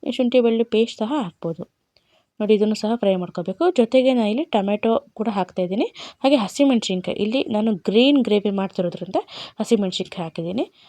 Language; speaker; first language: Kannada; non-native, local second language; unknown